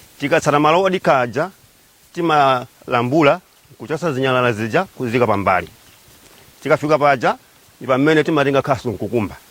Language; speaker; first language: Nyanja; native; Nyanja